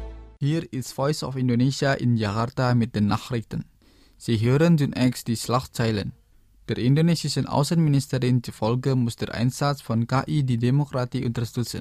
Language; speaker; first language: German; non-native, fluent; Indonesian